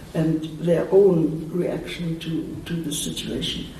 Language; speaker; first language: English; early bilingual, other home language; German